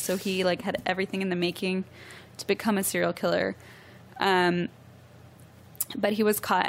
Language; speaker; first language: English; native; English